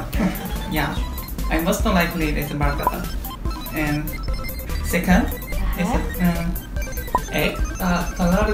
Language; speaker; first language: English; non-native, learner; Korean